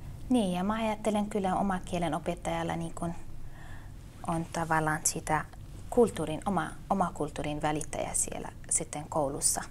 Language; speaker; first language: Finnish; non-native, fluent; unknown